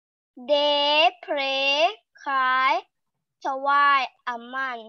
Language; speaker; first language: English; non-native, learner; Thai